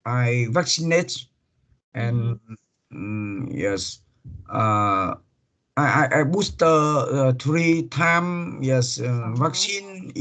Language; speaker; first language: English; non-native, learner; Vietnamese